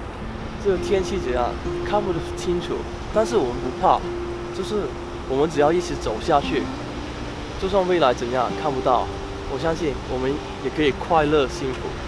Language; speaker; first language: Chinese; non-native, local second language; Cantonese